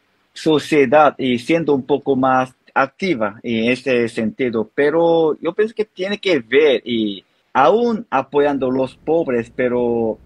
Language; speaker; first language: Spanish; non-native, learner; Korean